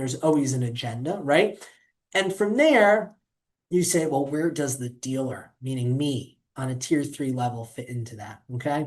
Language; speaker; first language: English; native; English